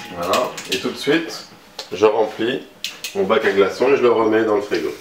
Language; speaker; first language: French; native; French